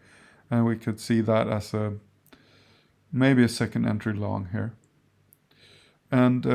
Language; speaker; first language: English; non-native, fluent; Swedish